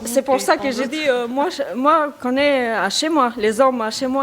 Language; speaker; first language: French; non-native, learner; Albanian